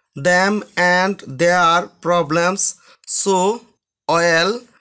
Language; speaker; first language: English; non-native, local second language; Bangla